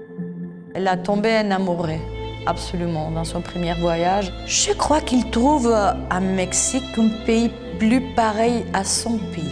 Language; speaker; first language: French; non-native, fluent; Spanish